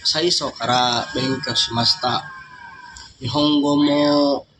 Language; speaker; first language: Japanese; non-native, learner; Indonesian